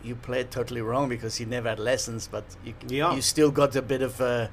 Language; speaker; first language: English; native; English